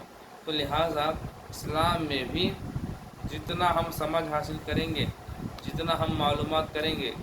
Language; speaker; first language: Urdu; native; Urdu